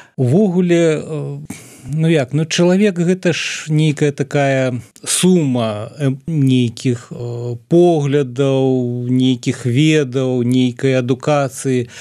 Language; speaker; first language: Belarusian; native; Belarusian